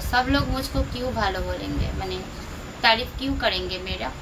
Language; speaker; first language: Hindi; non-native, local second language; Bangla